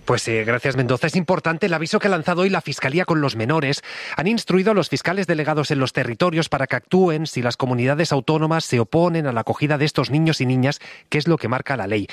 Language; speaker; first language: Spanish; native; Spanish